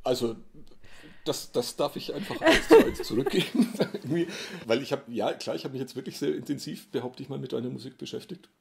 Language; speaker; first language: German; native; German